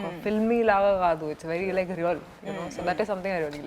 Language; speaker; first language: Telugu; non-native, fluent; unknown